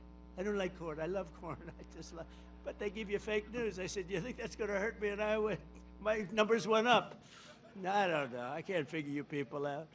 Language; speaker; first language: English; native; English